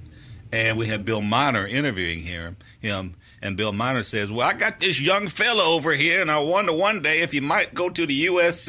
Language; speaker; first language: English; native; English